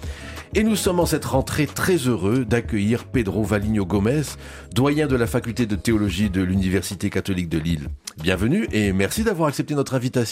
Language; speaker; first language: French; native; French